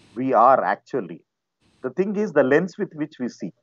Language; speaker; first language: English; non-native, local second language; Telugu